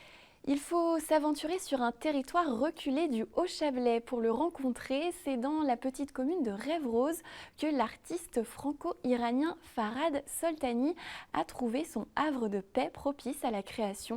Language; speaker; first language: French; native; French